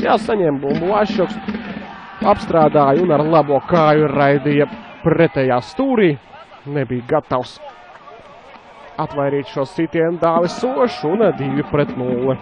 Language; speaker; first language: Latvian; native; Latvian